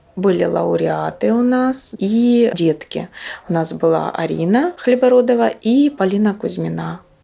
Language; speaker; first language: Russian; native; Russian